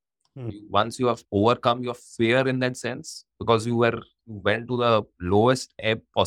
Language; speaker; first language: English; non-native, local second language; Hindi